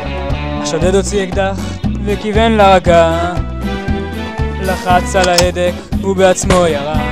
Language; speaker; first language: Hebrew; native; Hebrew